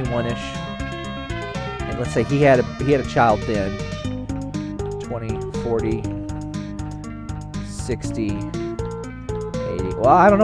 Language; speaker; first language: English; native; English